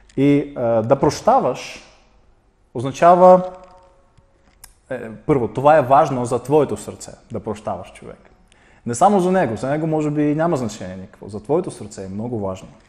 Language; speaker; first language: Bulgarian; non-native, fluent; Russian